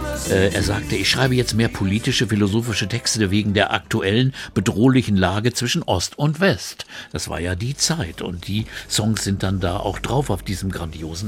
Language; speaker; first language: German; native; German